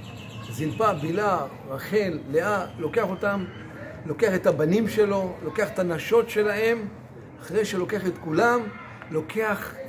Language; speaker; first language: Hebrew; native; Hebrew